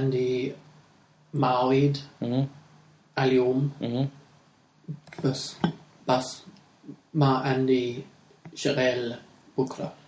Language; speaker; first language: Arabic; non-native, learner; English